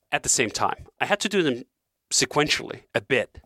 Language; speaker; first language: English; non-native, fluent; Danish